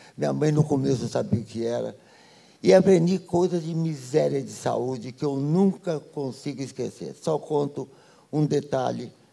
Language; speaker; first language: Portuguese; native; Portuguese